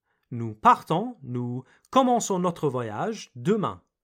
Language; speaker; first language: French; non-native, fluent; English